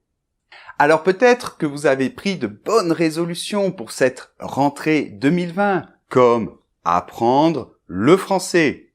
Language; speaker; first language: French; native; French